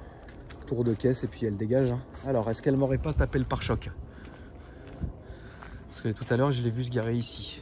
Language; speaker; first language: French; native; French